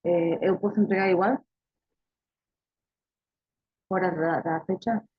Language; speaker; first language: Portuguese; non-native, learner; Spanish